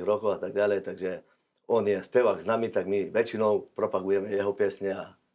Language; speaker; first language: Slovak; non-native, local second language; Rusyn